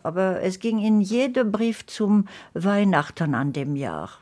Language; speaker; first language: German; non-native, fluent; French